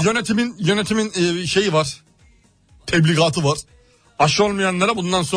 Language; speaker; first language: Turkish; native; Turkish